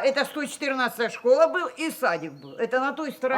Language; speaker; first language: Russian; native; Russian